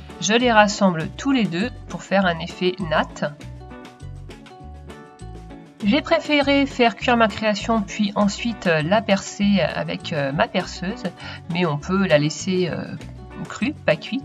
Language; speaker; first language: French; native; French